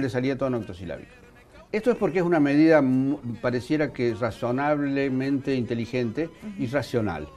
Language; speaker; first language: Spanish; native; Spanish